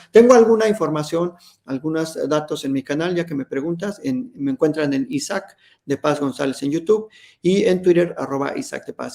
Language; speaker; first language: Spanish; native; Spanish